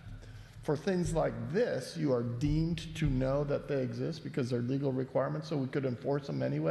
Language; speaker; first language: English; native; English